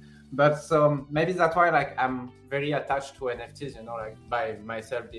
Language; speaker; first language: English; non-native, fluent; French